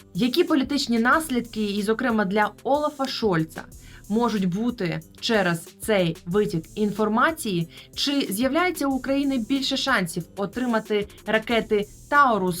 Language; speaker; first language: Ukrainian; native; Ukrainian